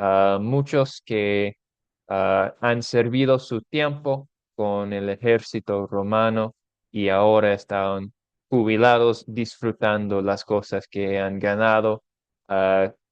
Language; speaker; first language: Spanish; non-native, fluent; English